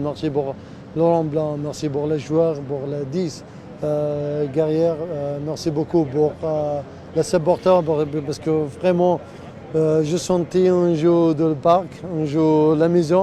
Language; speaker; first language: French; non-native, learner; Arabic